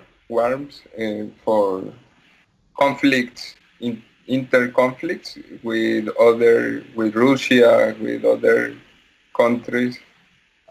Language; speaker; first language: English; non-native, learner; Spanish